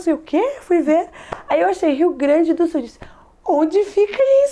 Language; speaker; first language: Portuguese; non-native, local second language; Kabuverdianu